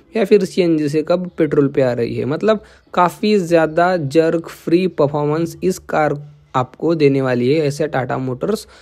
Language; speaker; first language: Hindi; non-native, local second language; Marathi